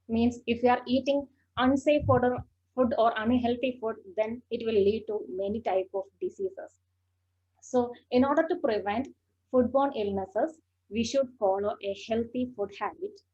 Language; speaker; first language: English; non-native, local second language; Malayalam